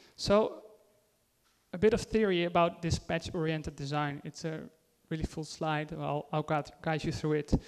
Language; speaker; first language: English; non-native, fluent; Dutch